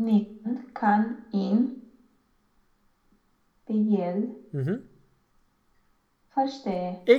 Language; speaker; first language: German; non-native, learner; Romanian